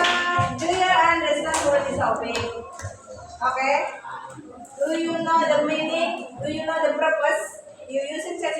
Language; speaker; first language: English; non-native, learner; Indonesian